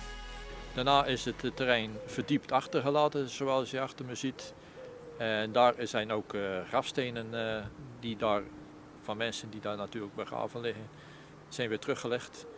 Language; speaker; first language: Dutch; native; Dutch